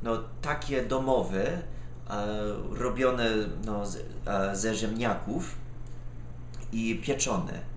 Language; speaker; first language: Polish; non-native, fluent; English